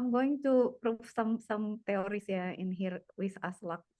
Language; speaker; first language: English; non-native, fluent; Indonesian